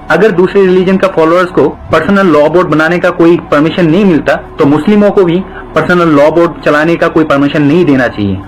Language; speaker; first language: Hindi; non-native, fluent; Bangla